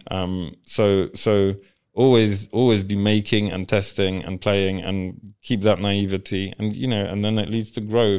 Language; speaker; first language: English; early bilingual, other home language; Polish